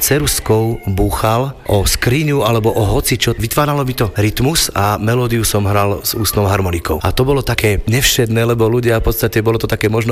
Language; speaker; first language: Slovak; native; Slovak